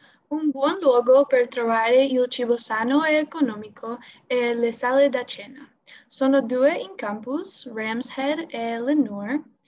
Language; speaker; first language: Italian; non-native, learner; English